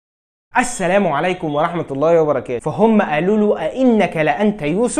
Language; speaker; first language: Arabic; native; Arabic